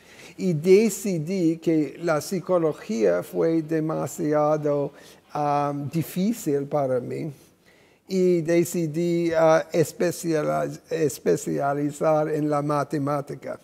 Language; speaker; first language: Spanish; non-native, fluent; English